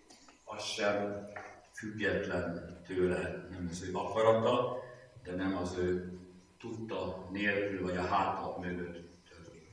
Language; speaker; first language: Hungarian; native; Hungarian